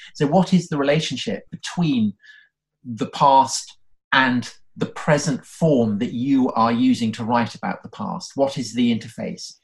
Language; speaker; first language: English; native; English